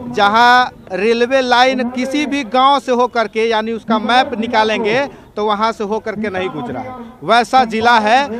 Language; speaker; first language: Hindi; native; Hindi